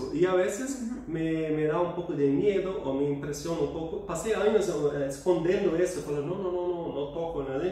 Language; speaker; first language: Spanish; non-native, fluent; Portuguese